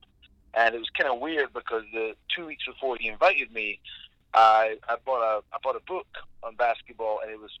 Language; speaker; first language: English; native; English